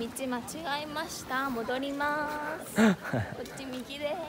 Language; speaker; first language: Japanese; non-native, learner; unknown